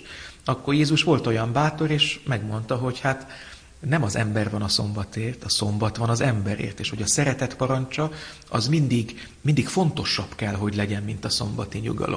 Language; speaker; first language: Hungarian; native; Hungarian